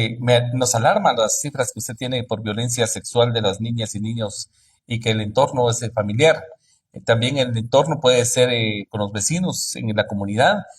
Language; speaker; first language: Spanish; native; Spanish